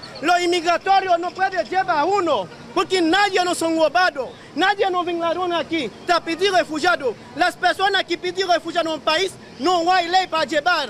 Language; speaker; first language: Spanish; non-native, learner; Haitian Creole